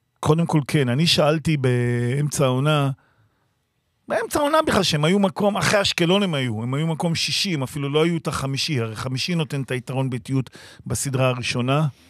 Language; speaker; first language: Hebrew; native; Hebrew